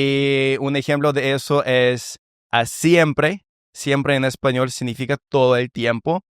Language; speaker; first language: Spanish; non-native, fluent; English